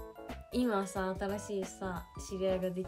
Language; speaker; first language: Japanese; native; Japanese